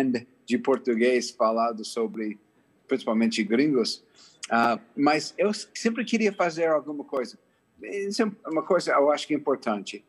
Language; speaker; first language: Portuguese; non-native, fluent; English